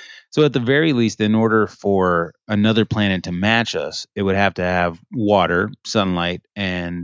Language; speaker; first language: English; early bilingual, other home language; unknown